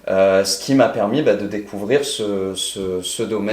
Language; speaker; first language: French; native; French